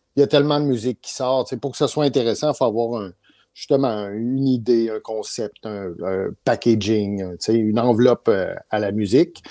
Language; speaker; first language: French; native; French